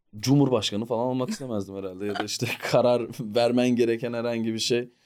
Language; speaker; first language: Turkish; early bilingual, heritage; Turkish